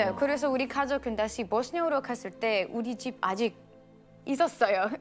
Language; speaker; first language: Korean; non-native, learner; Bosnian